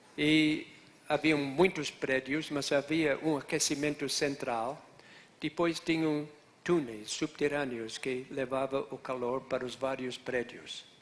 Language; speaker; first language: Portuguese; non-native, fluent; English